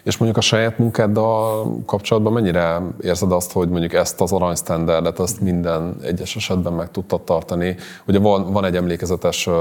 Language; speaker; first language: Hungarian; native; Hungarian